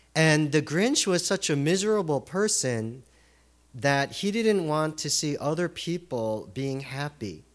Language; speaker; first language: English; early bilingual, other home language; Korean